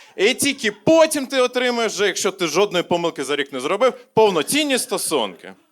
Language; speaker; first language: Ukrainian; non-native, local second language; Russian